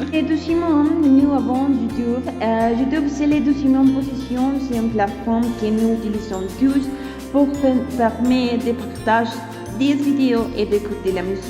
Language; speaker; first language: French; non-native, learner; Spanish